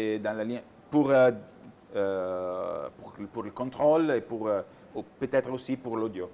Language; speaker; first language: French; non-native, learner; Italian